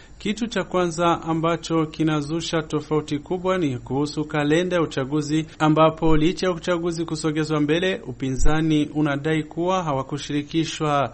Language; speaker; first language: Swahili; non-native, local second language; Rundi